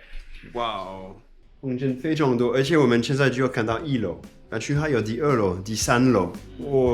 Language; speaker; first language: Chinese; non-native, fluent; French